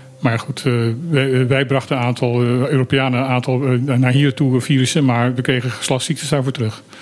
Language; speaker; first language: Dutch; native; Dutch